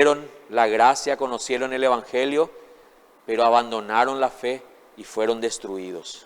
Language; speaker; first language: Spanish; native; Spanish